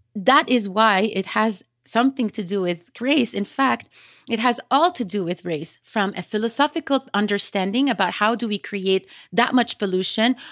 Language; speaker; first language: English; early bilingual, other home language; Arabic